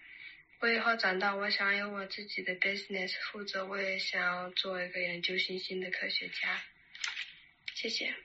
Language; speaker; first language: Chinese; early bilingual, other home language; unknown